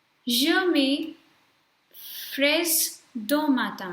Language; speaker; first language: French; non-native, fluent; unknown